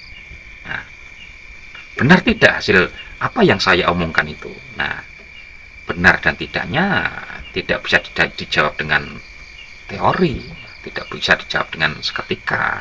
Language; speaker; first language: Indonesian; non-native, local second language; Javanese